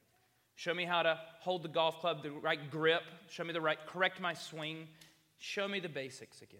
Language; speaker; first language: English; native; English